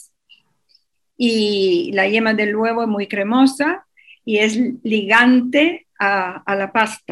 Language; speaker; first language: Spanish; non-native, fluent; Italian